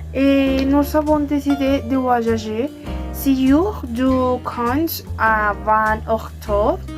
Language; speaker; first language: French; non-native, learner; Spanish